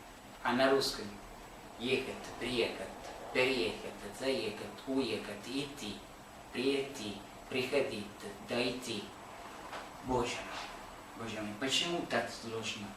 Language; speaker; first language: Russian; non-native, learner; Italian